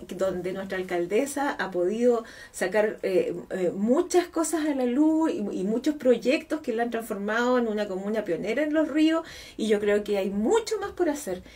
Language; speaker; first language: Spanish; native; Spanish